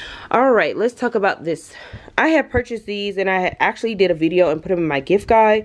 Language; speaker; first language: English; native; English